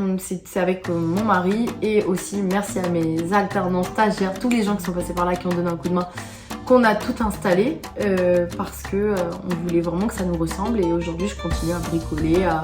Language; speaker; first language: French; non-native, local second language; Morisyen